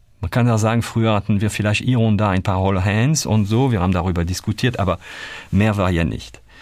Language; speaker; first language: German; non-native, fluent; French